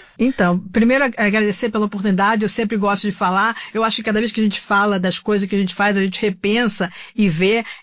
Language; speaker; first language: Portuguese; native; Portuguese